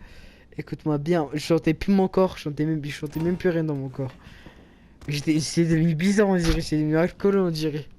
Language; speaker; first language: French; native; French